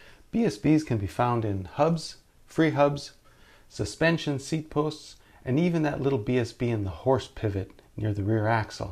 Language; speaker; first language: English; native; English